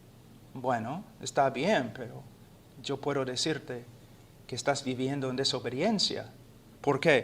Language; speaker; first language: Spanish; non-native, fluent; English